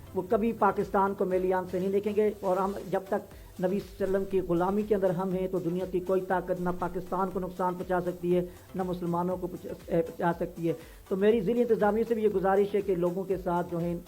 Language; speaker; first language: Urdu; native; Urdu